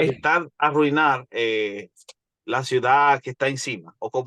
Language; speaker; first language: Spanish; native; Spanish